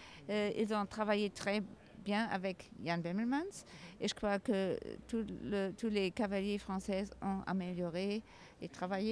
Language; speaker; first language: French; non-native, learner; German